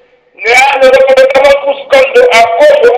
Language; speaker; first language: Spanish; non-native, fluent; Haitian Creole